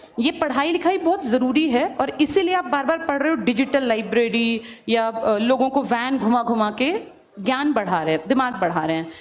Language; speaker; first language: Hindi; native; Hindi